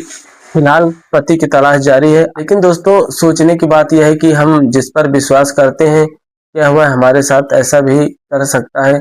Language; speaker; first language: Hindi; native; Hindi